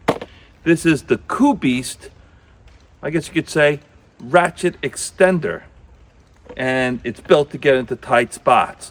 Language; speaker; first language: English; native; English